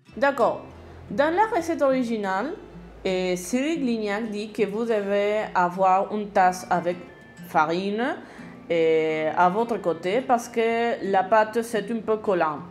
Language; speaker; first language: French; non-native, learner; Spanish